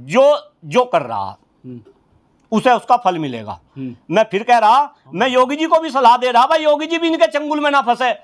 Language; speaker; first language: Hindi; native; Hindi